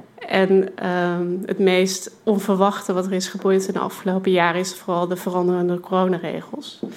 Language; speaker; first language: Dutch; native; Dutch